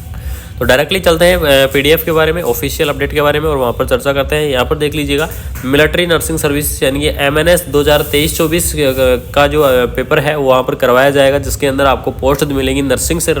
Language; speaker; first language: Hindi; native; Hindi